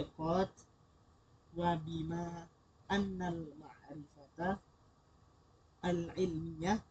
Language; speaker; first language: Arabic; non-native, learner; Indonesian